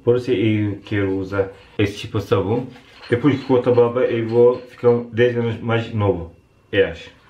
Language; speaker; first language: Portuguese; non-native, learner; Turkish